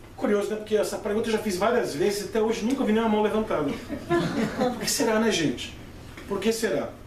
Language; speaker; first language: Portuguese; native; Portuguese